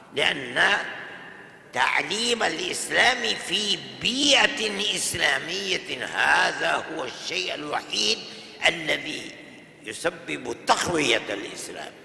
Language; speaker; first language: Arabic; non-native, fluent; Urdu